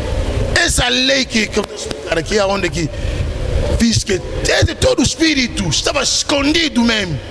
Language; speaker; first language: Portuguese; non-native, learner; Lingala